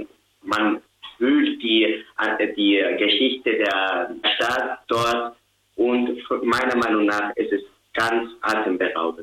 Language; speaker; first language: German; non-native, fluent; Spanish